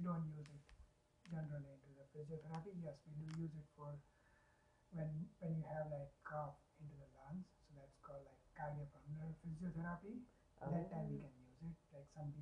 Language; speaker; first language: English; non-native, local second language; Gujarati